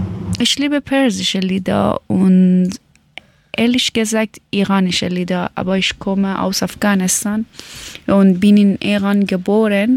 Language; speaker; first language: German; non-native, learner; Persian